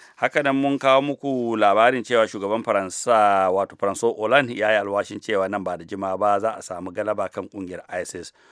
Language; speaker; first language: Hausa; native; Hausa